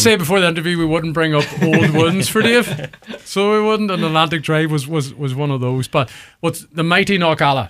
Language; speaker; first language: English; native; English